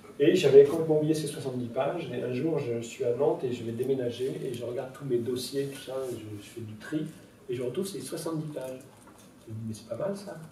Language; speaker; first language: French; non-native, local second language; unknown